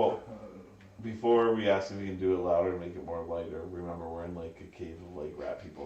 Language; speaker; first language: English; native; English